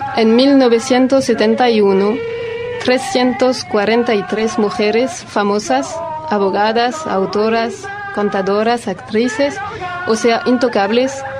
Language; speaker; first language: Spanish; non-native, fluent; French